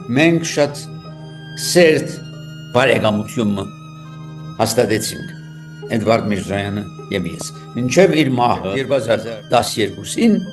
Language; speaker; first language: Armenian; early bilingual, heritage; Armenian